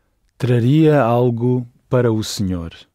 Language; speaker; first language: Portuguese; non-native, learner; English